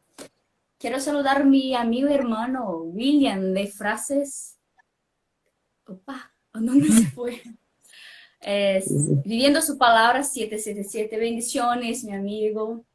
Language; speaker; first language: Spanish; non-native, fluent; Portuguese